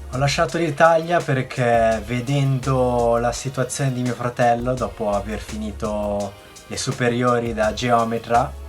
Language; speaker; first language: Italian; early bilingual, other home language; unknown